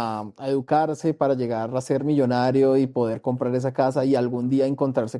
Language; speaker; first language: Spanish; native; Spanish